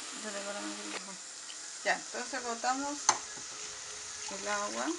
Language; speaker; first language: Spanish; native; Spanish